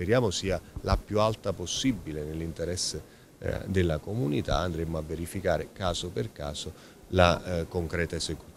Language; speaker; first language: Italian; native; Italian